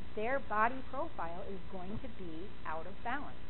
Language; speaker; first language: English; native; English